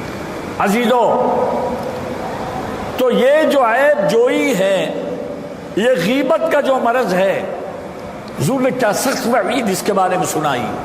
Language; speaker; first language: Urdu; native; Urdu